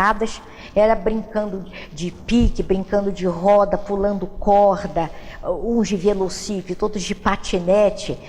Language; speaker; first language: Portuguese; native; Portuguese